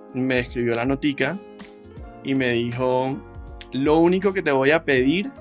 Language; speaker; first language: Spanish; native; Spanish